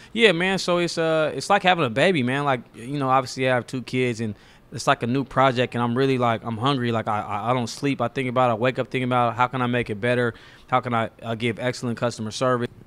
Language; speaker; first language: English; native; English